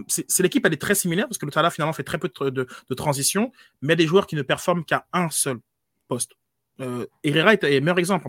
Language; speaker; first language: French; native; French